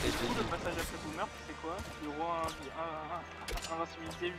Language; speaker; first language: French; native; French